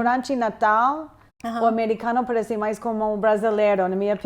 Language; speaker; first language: Portuguese; non-native, fluent; English